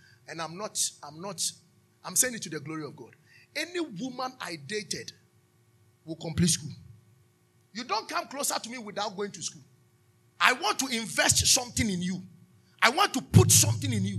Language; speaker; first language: English; non-native, local second language; Akan